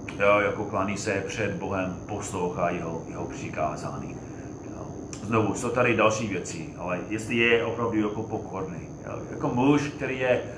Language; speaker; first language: Czech; non-native, fluent; English